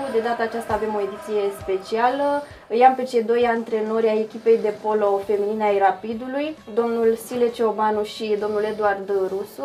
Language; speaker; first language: Romanian; native; Romanian